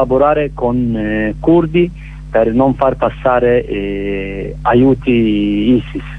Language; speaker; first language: Italian; non-native, learner; Kurdish